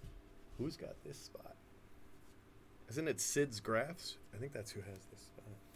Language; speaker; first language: English; native; English